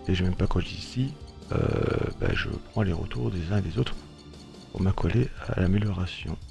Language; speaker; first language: French; native; French